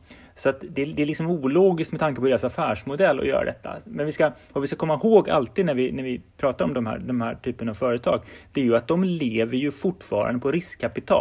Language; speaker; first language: Swedish; native; Swedish